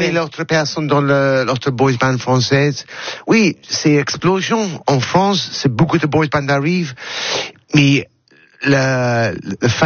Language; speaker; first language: French; non-native, learner; English